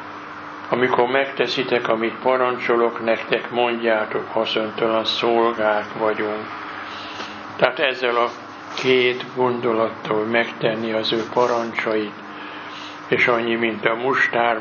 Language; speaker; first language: Hungarian; native; Hungarian